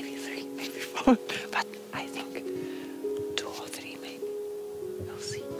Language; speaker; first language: English; non-native, learner; Russian